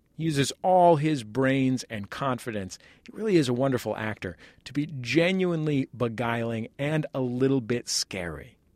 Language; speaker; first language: English; native; English